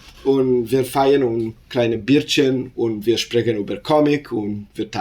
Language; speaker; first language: German; non-native, learner; Italian